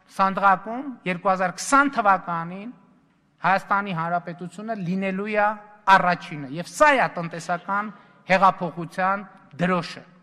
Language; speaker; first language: Armenian; native; Armenian